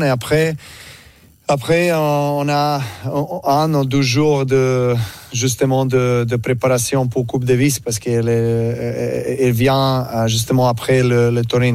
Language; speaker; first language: French; non-native, learner; Serbian